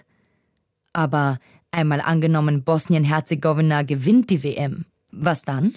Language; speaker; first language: German; native; German